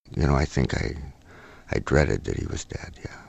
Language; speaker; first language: English; native; English